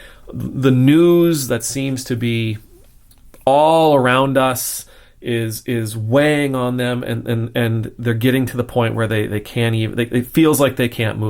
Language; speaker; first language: English; native; English